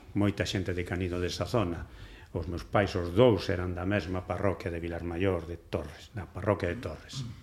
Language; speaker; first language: Galician; non-native, local second language; Spanish